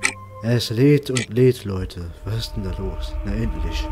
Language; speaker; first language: German; native; German